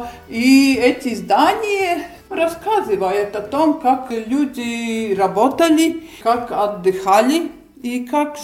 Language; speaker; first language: Russian; non-native, local second language; Latvian